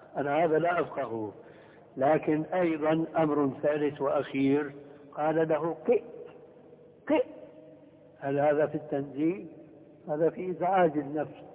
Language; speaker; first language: Arabic; early bilingual, other home language; Albanian